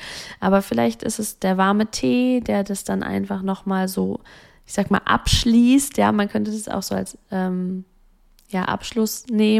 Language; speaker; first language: German; native; German